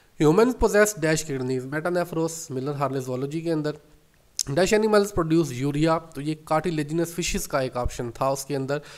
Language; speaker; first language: Urdu; non-native, local second language; Punjabi